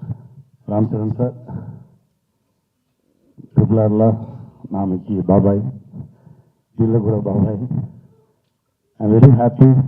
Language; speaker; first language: Telugu; native; Telugu